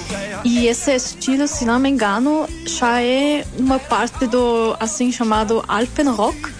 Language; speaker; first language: Portuguese; non-native, learner; German